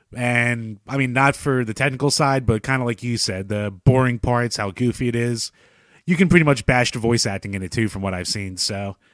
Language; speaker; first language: English; native; English